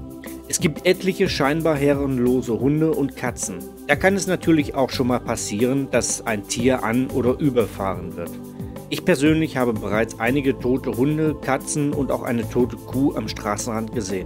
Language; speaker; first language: German; native; German